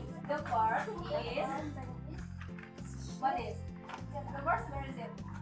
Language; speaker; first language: English; non-native, learner; Indonesian